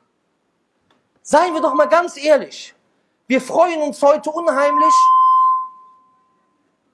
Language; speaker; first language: German; native; German